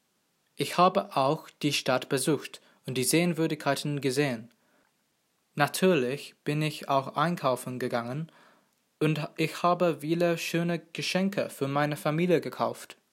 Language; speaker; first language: German; non-native, learner; English